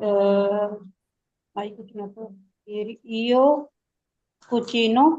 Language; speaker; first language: Italian; non-native, learner; Urdu